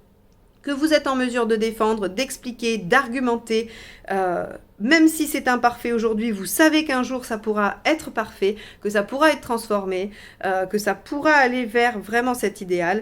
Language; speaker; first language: French; native; French